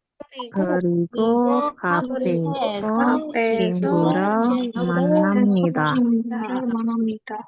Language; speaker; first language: Korean; non-native, learner; Indonesian